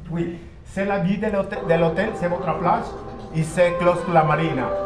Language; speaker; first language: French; non-native, learner; Spanish